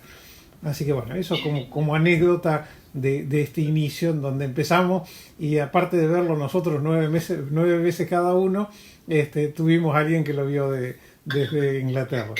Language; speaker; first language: Spanish; native; Spanish